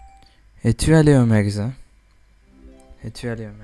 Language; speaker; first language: French; non-native, learner; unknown